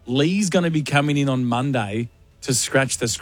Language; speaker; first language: English; native; English